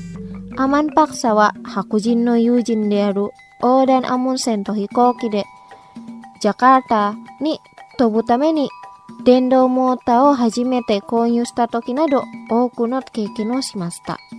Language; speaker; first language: Japanese; non-native, fluent; Indonesian